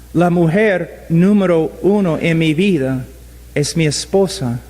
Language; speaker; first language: Spanish; non-native, fluent; English